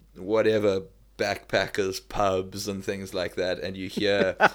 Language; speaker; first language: English; native; English